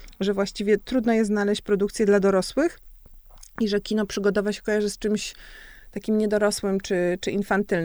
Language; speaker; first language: Polish; native; Polish